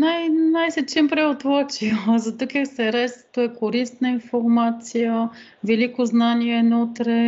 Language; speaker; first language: Slovenian; non-native, fluent; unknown